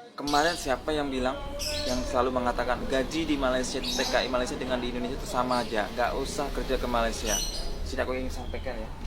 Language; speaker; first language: Indonesian; native; Indonesian